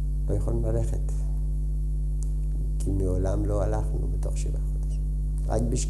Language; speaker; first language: Hebrew; non-native, fluent; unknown